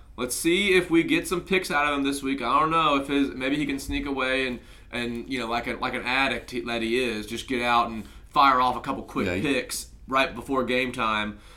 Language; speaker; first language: English; native; English